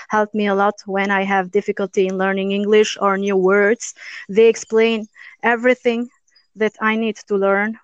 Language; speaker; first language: English; non-native, learner; Albanian